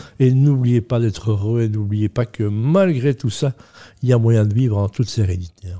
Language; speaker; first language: French; native; French